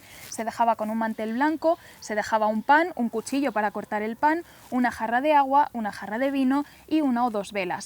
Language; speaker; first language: Spanish; native; Spanish